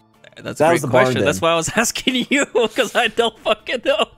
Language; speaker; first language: English; native; English